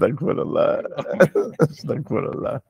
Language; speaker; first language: Arabic; non-native, fluent; English